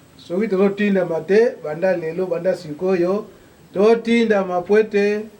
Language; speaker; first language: Lingala; non-native, local second language; Kongo